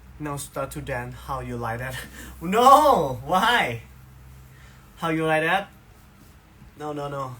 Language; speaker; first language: English; non-native, learner; Thai